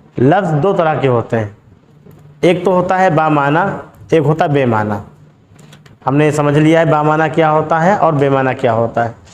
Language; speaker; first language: Hindi; native; Hindi